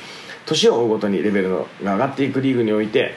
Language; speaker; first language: Japanese; native; Japanese